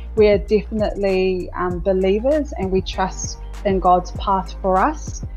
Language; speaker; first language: English; native; English